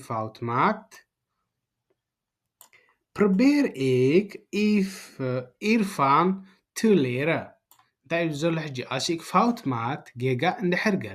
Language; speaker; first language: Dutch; non-native, learner; Tigrinya